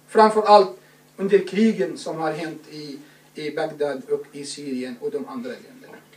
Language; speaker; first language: Swedish; non-native, fluent; Arabic